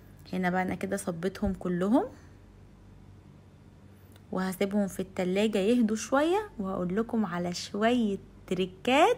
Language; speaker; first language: Arabic; native; Arabic